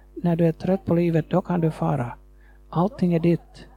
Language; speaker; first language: Swedish; non-native, fluent; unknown